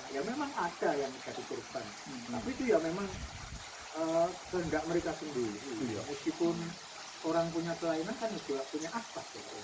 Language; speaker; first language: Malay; non-native, local second language; Javanese